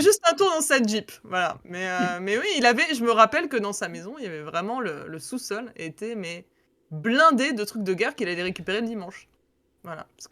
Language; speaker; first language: French; native; French